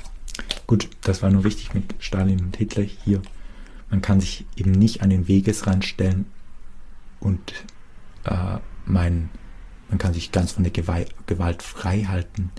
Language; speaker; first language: German; native; German